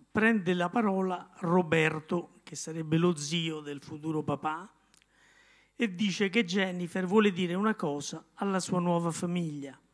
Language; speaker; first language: Italian; native; Italian